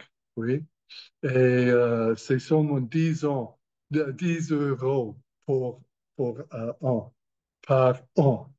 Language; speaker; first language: French; non-native, learner; English